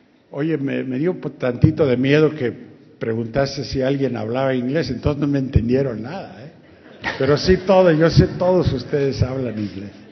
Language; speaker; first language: Spanish; early bilingual, other home language; English